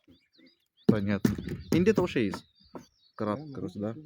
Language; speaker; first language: Russian; non-native, learner; Malayalam